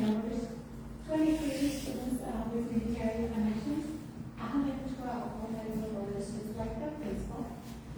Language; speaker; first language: English; non-native, fluent; Portuguese